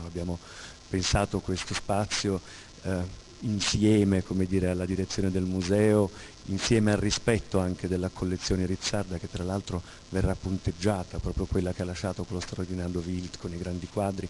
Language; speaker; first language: Italian; native; Italian